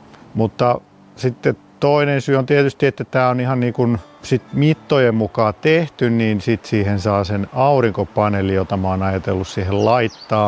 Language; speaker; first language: Finnish; native; Finnish